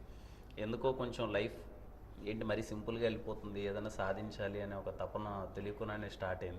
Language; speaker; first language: Telugu; native; Telugu